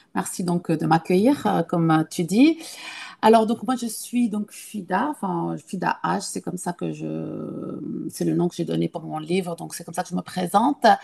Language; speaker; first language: French; non-native, local second language; Arabic